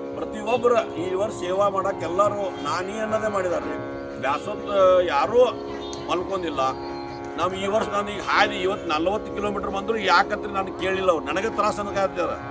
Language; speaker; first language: Kannada; native; Kannada